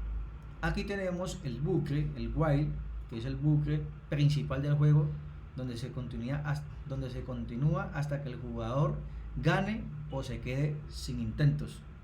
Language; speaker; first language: Spanish; native; Spanish